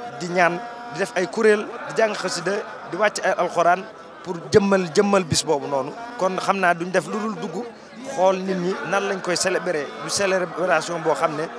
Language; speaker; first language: Wolof; native; Wolof